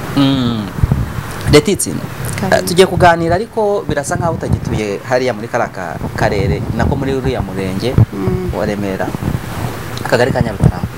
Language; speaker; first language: Kinyarwanda; native; Kinyarwanda